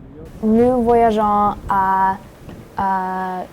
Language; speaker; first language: French; non-native, learner; English